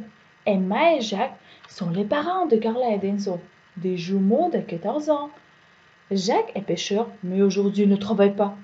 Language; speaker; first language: French; non-native, fluent; Uzbek